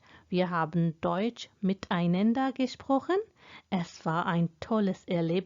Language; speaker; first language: German; non-native, fluent; Hindi